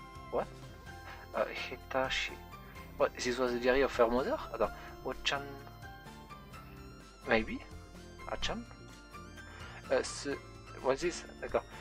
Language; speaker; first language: English; non-native, fluent; French